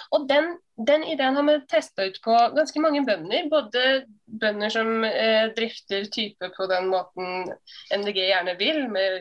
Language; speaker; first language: Norwegian; native; Norwegian